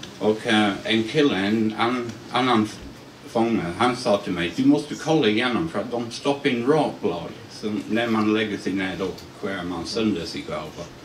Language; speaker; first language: Swedish; non-native, fluent; English